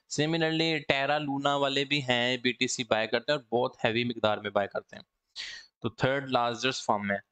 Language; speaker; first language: Hindi; native; Hindi